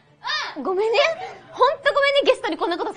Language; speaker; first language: Japanese; native; Japanese